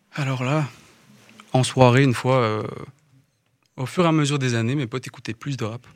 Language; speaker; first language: French; native; French